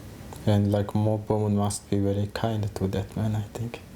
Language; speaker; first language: English; non-native, fluent; Mongolian